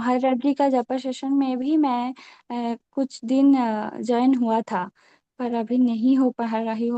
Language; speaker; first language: Hindi; non-native, local second language; Bangla